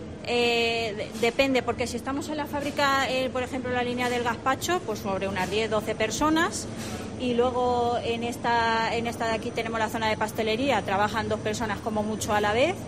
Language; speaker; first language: Spanish; native; Spanish